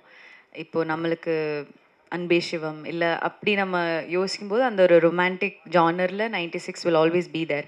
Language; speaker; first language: Tamil; non-native, local second language; Malayalam